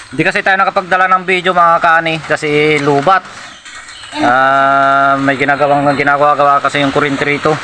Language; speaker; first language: Filipino; non-native, local second language; Cebuano